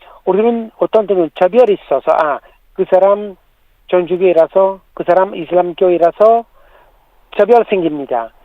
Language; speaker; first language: Korean; non-native, learner; Italian